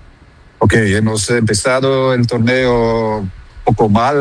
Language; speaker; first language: Spanish; non-native, fluent; Dutch